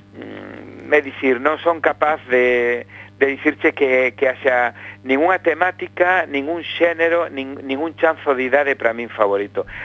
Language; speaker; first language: Galician; native; Galician